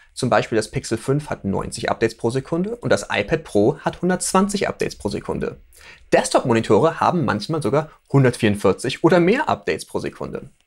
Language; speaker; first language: German; native; German